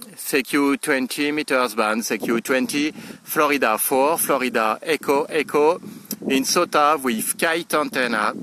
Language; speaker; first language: English; non-native, learner; French